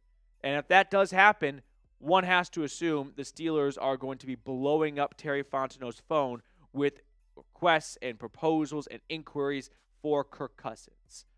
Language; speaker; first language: English; native; English